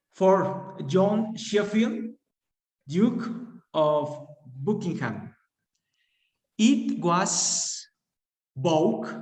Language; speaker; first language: English; non-native, learner; Spanish